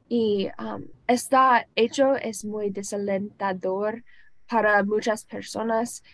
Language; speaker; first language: Spanish; non-native, learner; English